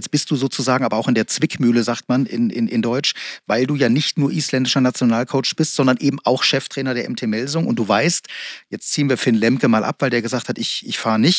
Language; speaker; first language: German; native; German